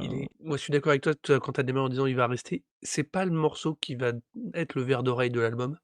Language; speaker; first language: French; native; French